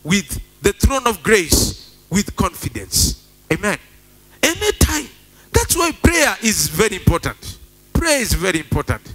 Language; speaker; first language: English; non-native, local second language; Swahili